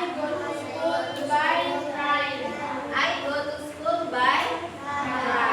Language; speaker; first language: English; non-native, learner; Indonesian